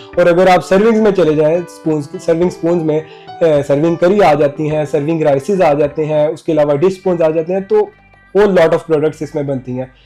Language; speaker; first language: Urdu; non-native, local second language; Punjabi